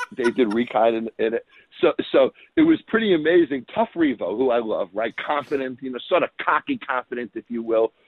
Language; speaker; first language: English; native; English